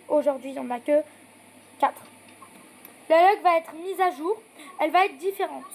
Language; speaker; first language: French; native; French